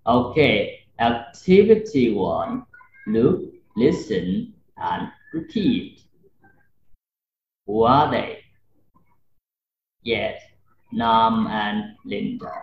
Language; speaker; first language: English; non-native, fluent; Vietnamese